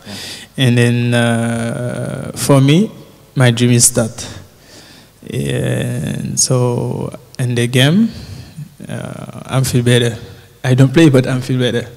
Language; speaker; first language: English; non-native, learner; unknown